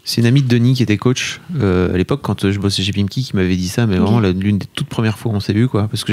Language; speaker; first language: French; native; French